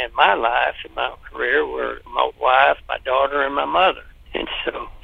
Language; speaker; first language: English; native; English